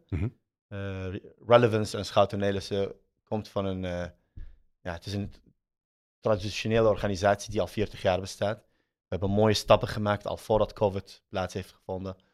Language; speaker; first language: Dutch; early bilingual, other home language; Arabic